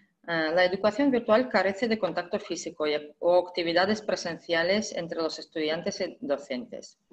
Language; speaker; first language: Spanish; non-native, fluent; Russian